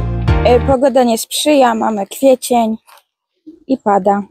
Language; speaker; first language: Polish; native; Polish